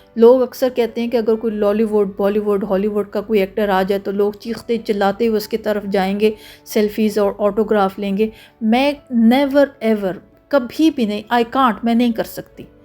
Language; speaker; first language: Urdu; native; Urdu